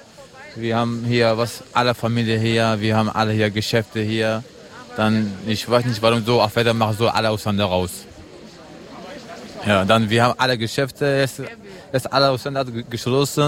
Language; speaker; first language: German; non-native, learner; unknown